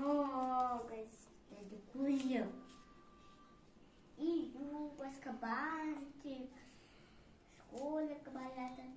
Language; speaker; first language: Russian; non-native, local second language; Kazakh